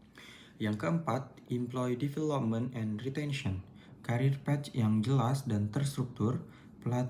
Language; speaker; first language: Indonesian; native; Indonesian